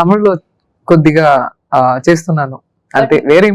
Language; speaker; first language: Telugu; non-native, learner; Tamil